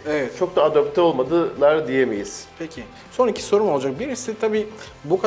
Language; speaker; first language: Turkish; native; Turkish